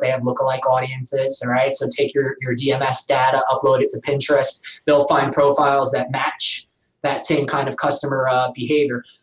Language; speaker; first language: English; native; English